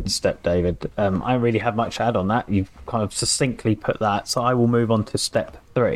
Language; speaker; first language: English; native; English